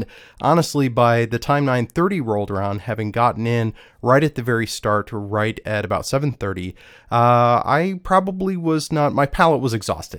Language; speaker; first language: English; native; English